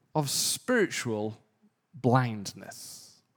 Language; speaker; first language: English; native; English